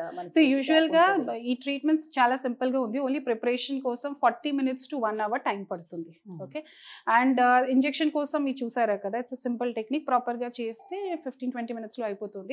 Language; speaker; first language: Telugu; non-native, local second language; Hindi